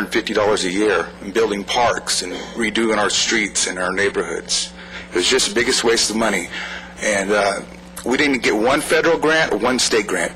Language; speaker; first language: English; native; English